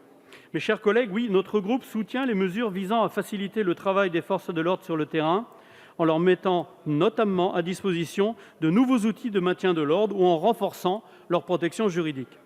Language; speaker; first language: French; native; French